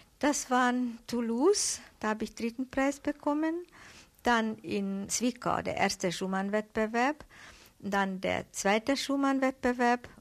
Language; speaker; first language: German; non-native, fluent; Hungarian